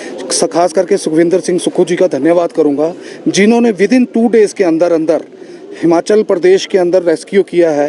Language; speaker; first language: Hindi; native; Hindi